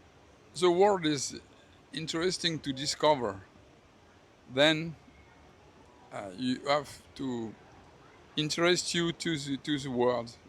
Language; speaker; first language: English; non-native, learner; French